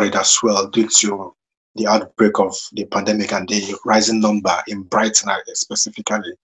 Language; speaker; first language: English; non-native, local second language; Igbo